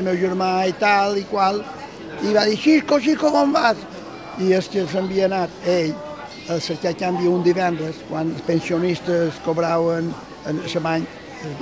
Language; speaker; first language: Catalan; native; Catalan